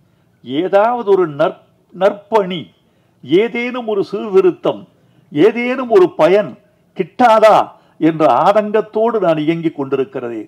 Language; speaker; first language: Tamil; native; Tamil